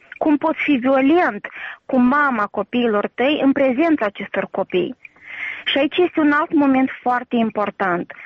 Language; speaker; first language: Romanian; native; Romanian